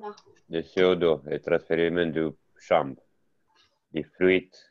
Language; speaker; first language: Spanish; non-native, learner; French